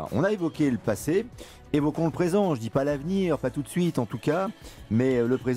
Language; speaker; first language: French; native; French